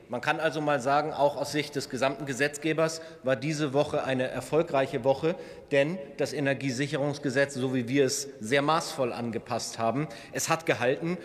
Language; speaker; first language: German; native; German